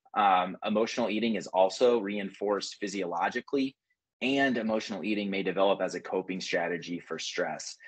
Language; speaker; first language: English; native; English